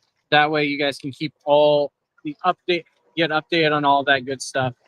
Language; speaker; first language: English; native; English